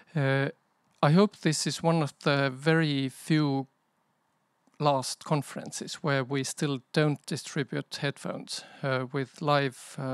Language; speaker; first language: English; non-native, fluent; Estonian